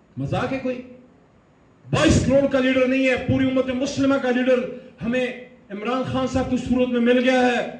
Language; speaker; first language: Urdu; non-native, local second language; Pashto